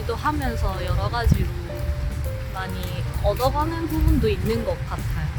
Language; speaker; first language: Korean; native; Korean